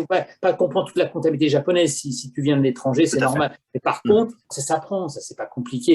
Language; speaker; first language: French; native; French